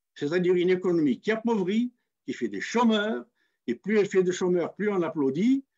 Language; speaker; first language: French; non-native, local second language; Kabyle